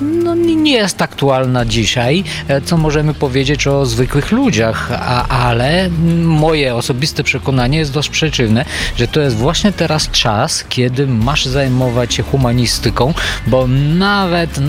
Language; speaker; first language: Polish; non-native, fluent; Bulgarian